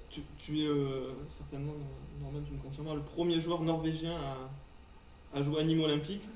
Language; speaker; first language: French; native; French